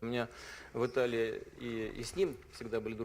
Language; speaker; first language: Russian; native; Russian